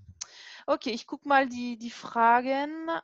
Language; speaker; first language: German; non-native, fluent; French